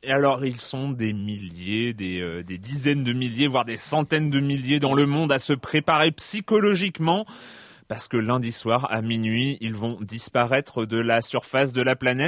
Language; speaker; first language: French; native; French